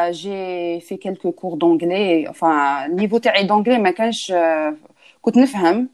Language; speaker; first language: French; non-native, local second language; Arabic